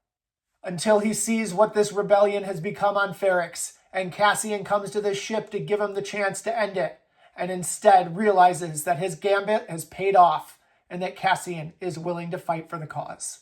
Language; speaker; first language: English; native; English